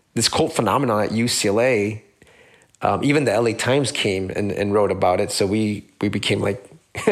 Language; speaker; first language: English; early bilingual, other home language; Spanish